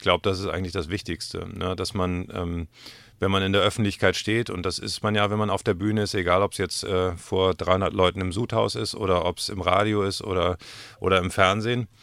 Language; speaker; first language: German; native; German